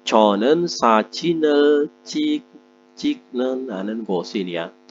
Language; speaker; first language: Korean; non-native, fluent; Indonesian